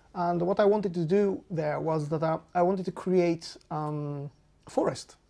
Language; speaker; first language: English; non-native, fluent; Japanese